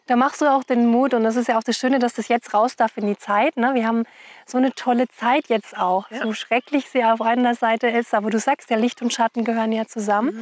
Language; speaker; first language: German; native; German